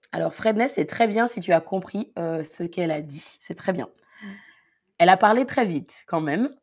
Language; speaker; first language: French; native; French